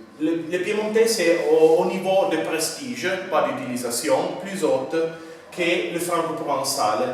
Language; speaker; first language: French; non-native, fluent; Italian